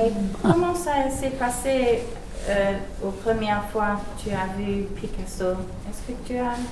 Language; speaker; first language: French; early bilingual, heritage; English